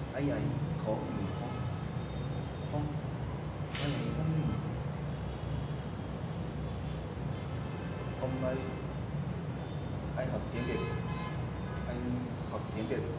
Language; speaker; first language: Vietnamese; non-native, learner; Japanese